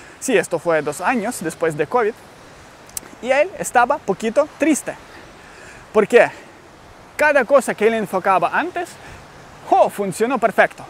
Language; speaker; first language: Spanish; non-native, learner; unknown